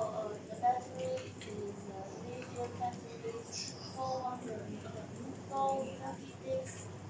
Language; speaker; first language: English; non-native, learner; Chinese